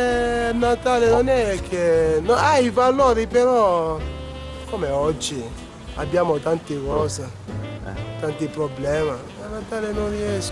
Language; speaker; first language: Italian; non-native, local second language; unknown